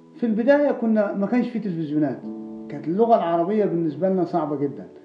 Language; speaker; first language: Arabic; non-native, local second language; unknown